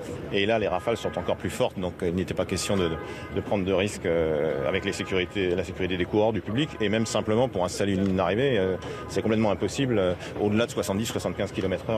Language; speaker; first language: French; native; French